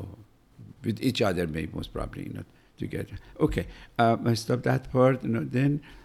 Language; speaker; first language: English; non-native, fluent; Persian